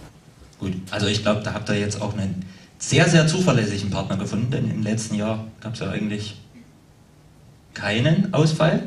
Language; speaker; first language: German; native; German